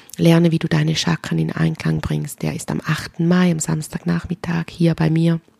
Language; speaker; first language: German; native; German